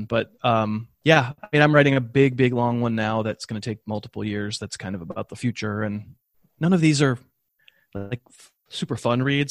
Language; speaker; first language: English; native; English